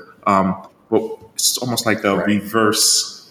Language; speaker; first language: English; early bilingual, other home language; Haitian Creole